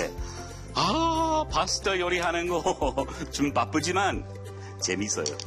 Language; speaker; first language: Korean; non-native, learner; English